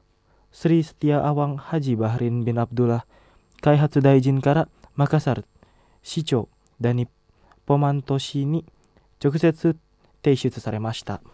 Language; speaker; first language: Japanese; non-native, fluent; Indonesian